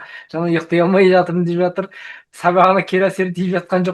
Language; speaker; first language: Kazakh; native; Kazakh